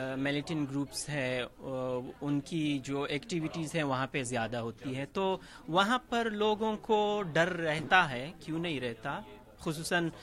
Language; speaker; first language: Urdu; non-native, fluent; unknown